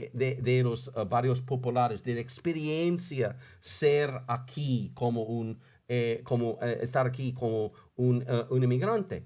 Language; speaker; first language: Spanish; non-native, fluent; English